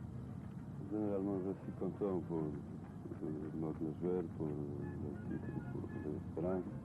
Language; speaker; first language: French; non-native, learner; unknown